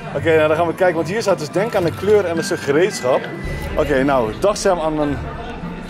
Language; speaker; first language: Dutch; native; Dutch